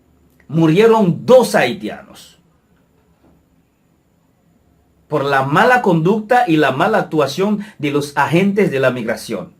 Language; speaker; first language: Spanish; non-native, fluent; Haitian Creole